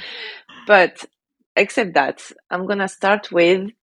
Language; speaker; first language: English; non-native, fluent; French